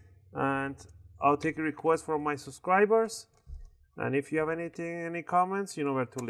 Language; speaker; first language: English; non-native, fluent; Spanish